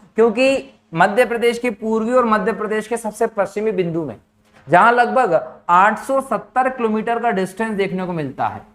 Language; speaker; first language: Hindi; native; Hindi